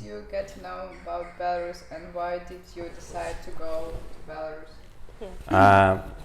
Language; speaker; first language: English; non-native, learner; Russian